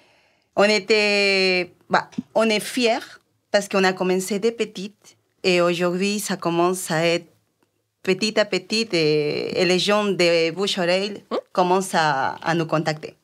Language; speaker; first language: French; non-native, fluent; Spanish